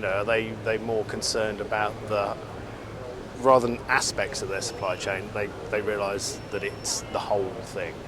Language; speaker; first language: English; native; English